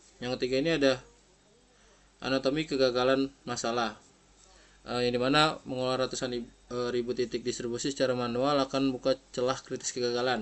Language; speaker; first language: Indonesian; native; Indonesian